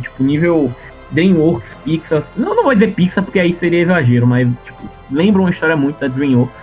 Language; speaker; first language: Portuguese; native; Portuguese